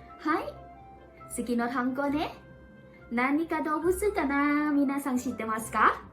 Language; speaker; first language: Japanese; non-native, learner; Thai